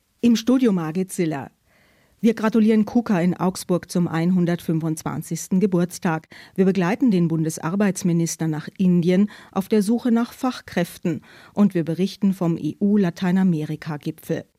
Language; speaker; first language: German; native; German